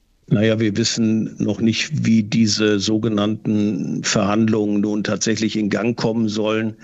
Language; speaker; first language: German; native; German